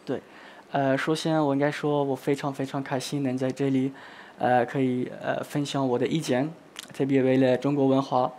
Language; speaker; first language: Chinese; non-native, learner; Persian